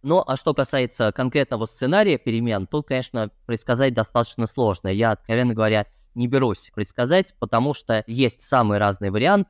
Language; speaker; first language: Russian; native; Russian